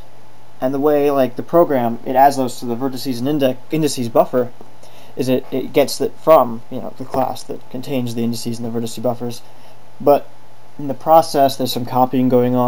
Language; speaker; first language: English; native; English